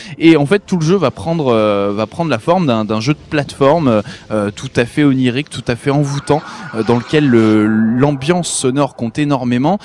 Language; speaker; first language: French; native; French